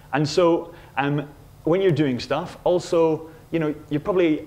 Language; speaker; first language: English; native; English